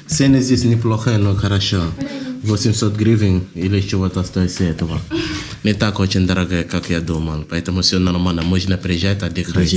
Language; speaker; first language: Russian; non-native, learner; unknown